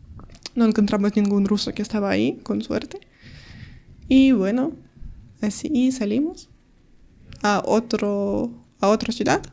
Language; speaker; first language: Spanish; non-native, learner; Ukrainian